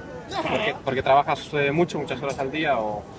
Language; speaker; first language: Spanish; native; Spanish